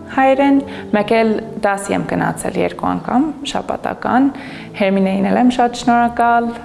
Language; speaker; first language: Armenian; non-native, fluent; English